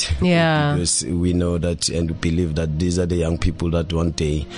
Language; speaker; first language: English; non-native, local second language; Zulu